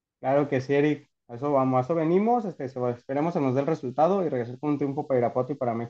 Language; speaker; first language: Spanish; native; Spanish